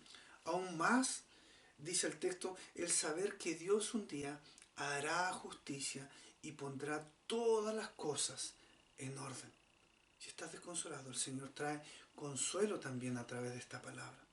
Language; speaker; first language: Spanish; native; Spanish